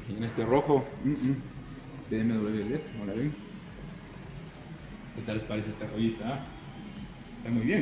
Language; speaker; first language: Spanish; native; Spanish